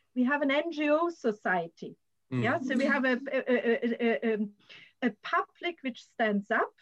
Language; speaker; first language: English; non-native, fluent; German